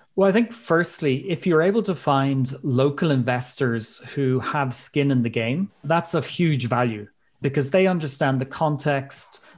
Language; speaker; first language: English; native; English